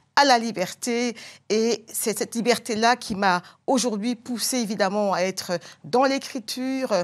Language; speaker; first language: French; non-native, local second language; Bambara